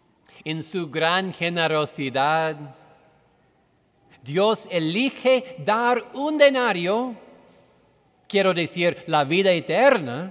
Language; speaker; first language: Spanish; non-native, fluent; English